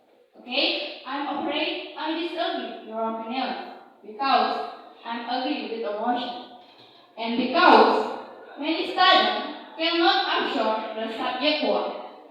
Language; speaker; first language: English; non-native, learner; Indonesian